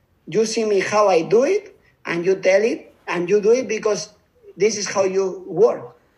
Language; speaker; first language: English; non-native, fluent; Spanish